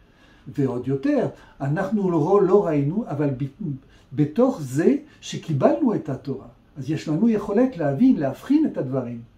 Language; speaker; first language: Hebrew; non-native, fluent; French